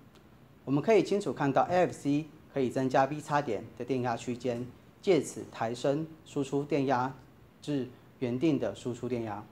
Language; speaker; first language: Chinese; native; Chinese